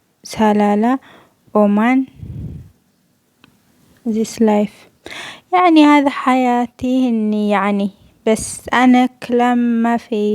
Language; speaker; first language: Arabic; non-native, learner; Amharic